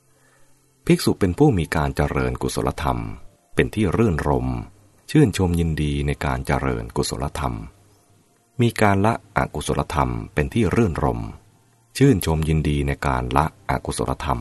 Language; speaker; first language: Thai; native; Thai